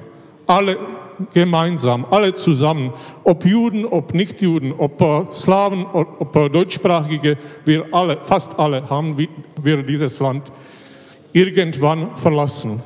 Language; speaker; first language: German; non-native, fluent; Czech